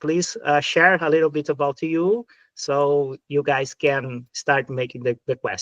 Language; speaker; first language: English; non-native, fluent; Portuguese